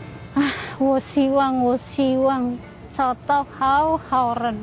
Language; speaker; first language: Chinese; non-native, learner; Indonesian